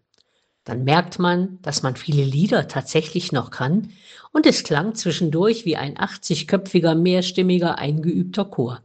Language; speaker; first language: German; native; German